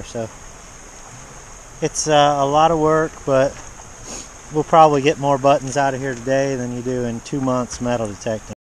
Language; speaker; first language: English; native; English